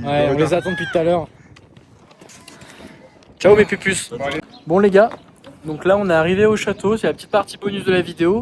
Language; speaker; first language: French; native; French